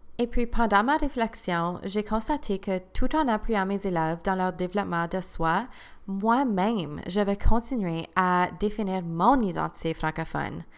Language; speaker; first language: French; native; French